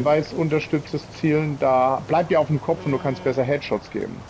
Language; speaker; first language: German; native; German